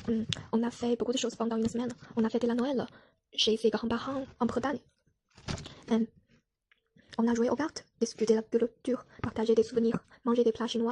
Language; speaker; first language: French; non-native, learner; Chinese